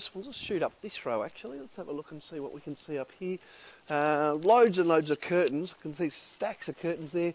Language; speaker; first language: English; native; English